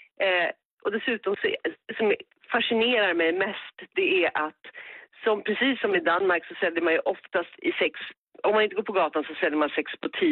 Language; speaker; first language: Swedish; native; Swedish